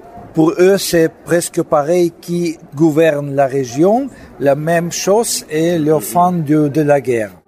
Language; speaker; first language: French; non-native, fluent; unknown